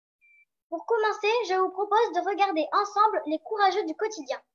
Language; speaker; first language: French; native; French